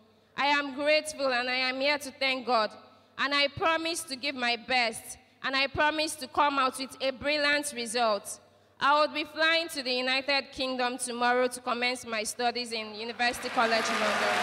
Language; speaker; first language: English; non-native, local second language; Yoruba